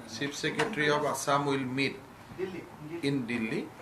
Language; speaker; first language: English; non-native, local second language; Assamese